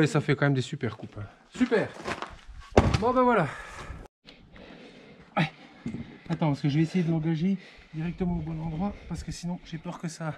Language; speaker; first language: French; native; French